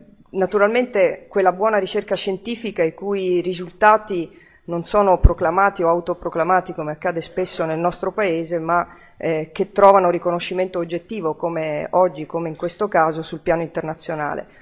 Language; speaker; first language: Italian; native; Italian